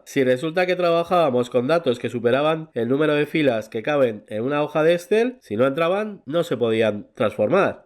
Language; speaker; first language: Spanish; native; Spanish